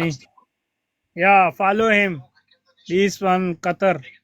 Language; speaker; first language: English; non-native, learner; Hindi